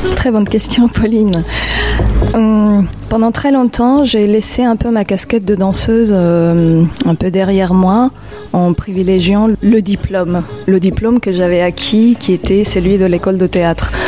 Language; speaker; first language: French; non-native, fluent; Spanish